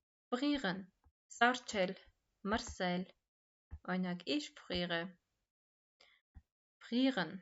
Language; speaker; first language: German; non-native, fluent; Armenian